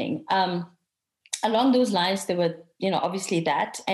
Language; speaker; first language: English; native; English